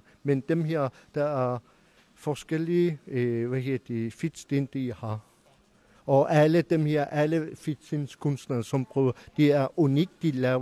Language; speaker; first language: Danish; non-native, local second language; Kalaallisut